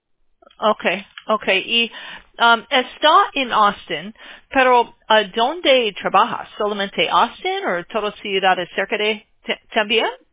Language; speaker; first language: Spanish; non-native, learner; English